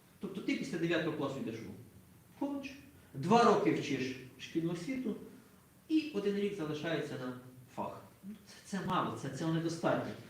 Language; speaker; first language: Ukrainian; native; Ukrainian